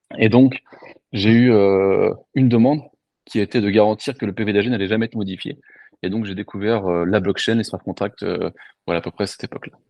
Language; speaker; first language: French; native; French